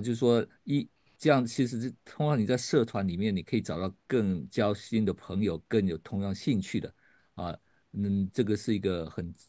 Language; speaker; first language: Chinese; native; Chinese